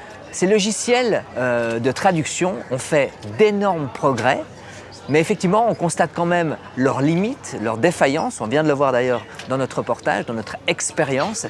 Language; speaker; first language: French; native; French